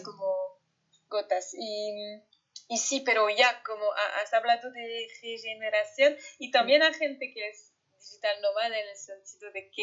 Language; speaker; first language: Spanish; non-native, fluent; French